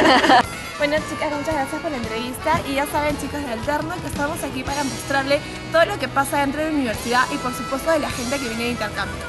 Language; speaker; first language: Spanish; native; Spanish